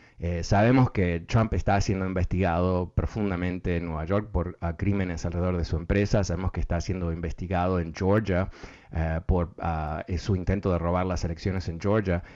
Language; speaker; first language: Spanish; early bilingual, heritage; Spanish